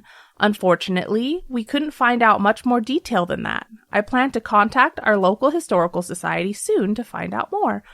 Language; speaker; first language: English; native; English